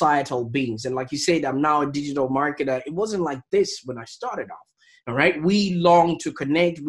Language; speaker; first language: English; non-native, local second language; Shona